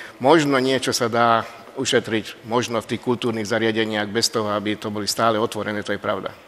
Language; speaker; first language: Slovak; non-native, local second language; Hungarian